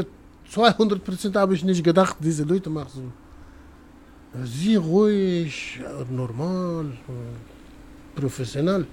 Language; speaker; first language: German; non-native, learner; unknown